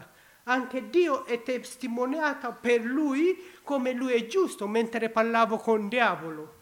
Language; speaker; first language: Italian; non-native, learner; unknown